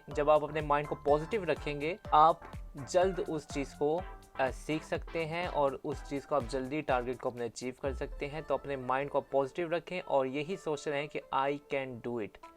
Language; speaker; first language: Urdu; native; Urdu